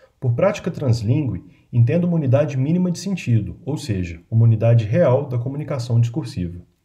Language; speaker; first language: Portuguese; native; Portuguese